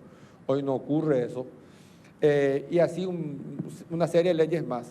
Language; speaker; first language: Spanish; native; Spanish